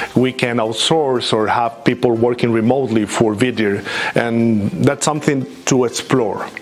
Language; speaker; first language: English; non-native, fluent; Spanish